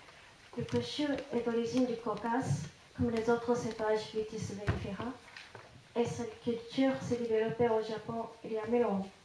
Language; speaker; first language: French; non-native, fluent; Japanese